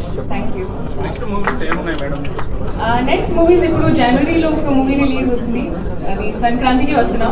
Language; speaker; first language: Telugu; non-native, learner; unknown